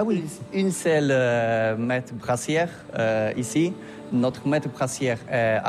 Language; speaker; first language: French; non-native, learner; Polish